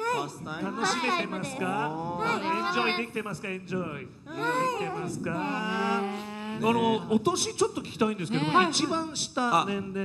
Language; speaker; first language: Japanese; native; Japanese